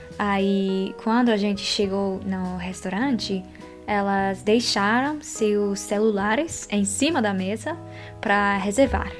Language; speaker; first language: Portuguese; non-native, fluent; Dutch